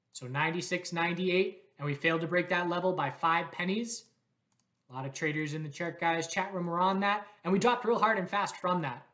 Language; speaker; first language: English; native; English